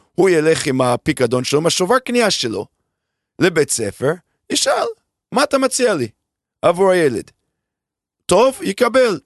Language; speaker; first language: Hebrew; non-native, fluent; English